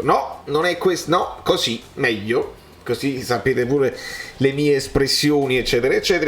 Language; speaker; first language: Italian; native; Italian